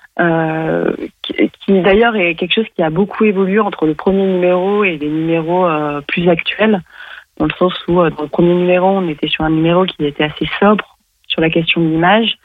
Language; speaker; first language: French; native; French